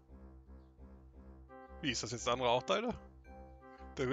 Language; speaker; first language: German; native; German